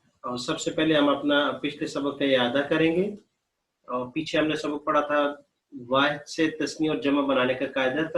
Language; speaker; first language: Urdu; native; Urdu